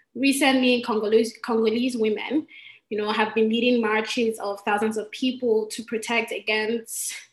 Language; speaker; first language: English; non-native, local second language; Igbo